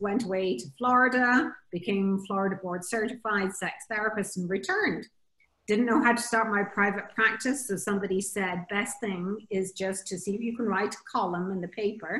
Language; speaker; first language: English; native; English